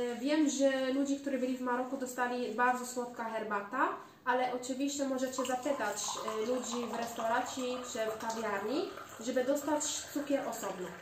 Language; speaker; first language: Polish; non-native, learner; Arabic